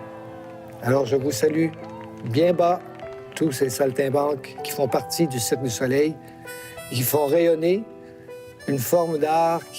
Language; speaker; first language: French; native; French